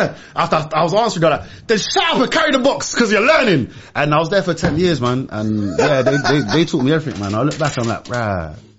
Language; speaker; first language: English; non-native, local second language; Arabic